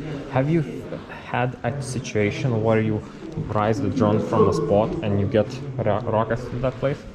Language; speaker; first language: English; non-native, fluent; Lithuanian